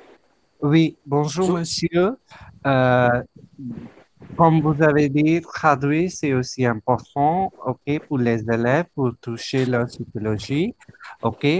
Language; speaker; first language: French; non-native, fluent; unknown